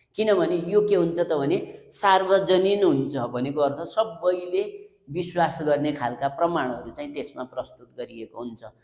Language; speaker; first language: Nepali; native; Nepali